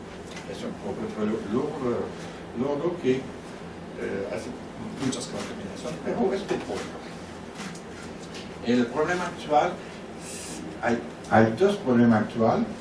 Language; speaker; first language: Spanish; non-native, learner; French